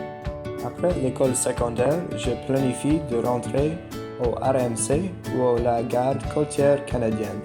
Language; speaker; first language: French; non-native, learner; English